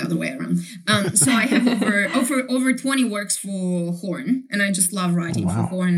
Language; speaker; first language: English; non-native, fluent; Ukrainian